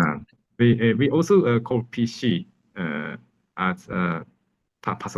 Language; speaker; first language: English; non-native, learner; Japanese